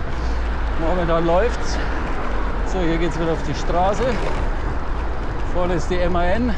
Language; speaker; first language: German; native; German